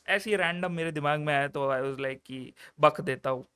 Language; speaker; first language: Hindi; non-native, local second language; Malayalam